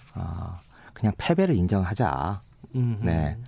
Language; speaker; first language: Korean; native; Korean